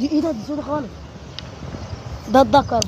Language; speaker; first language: Arabic; native; Arabic